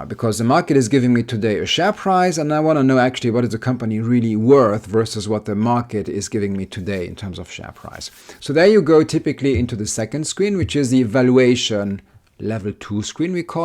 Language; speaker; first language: English; non-native, fluent; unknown